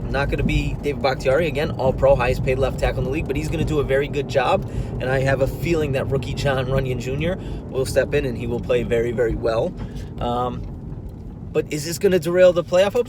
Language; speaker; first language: English; native; English